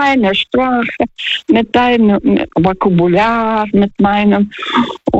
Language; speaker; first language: German; non-native, learner; Russian